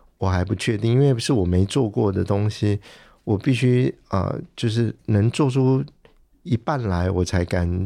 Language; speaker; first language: Chinese; non-native, local second language; Min Nan Chinese